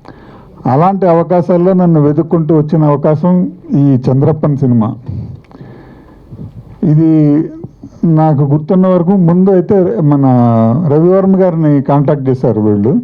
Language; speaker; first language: Telugu; native; Telugu